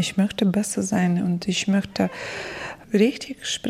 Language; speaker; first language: German; non-native, learner; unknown